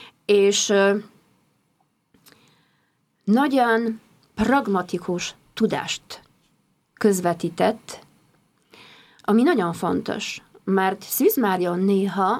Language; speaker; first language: Hungarian; non-native, fluent; Polish